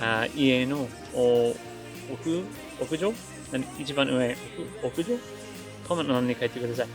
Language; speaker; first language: Japanese; non-native, learner; English